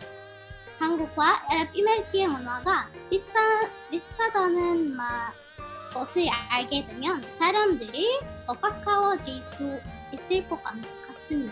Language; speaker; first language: Korean; non-native, fluent; Arabic